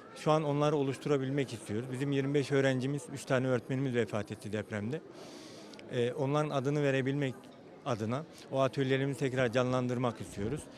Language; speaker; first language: Turkish; native; Turkish